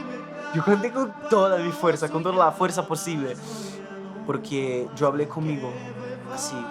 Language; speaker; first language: Spanish; non-native, fluent; Portuguese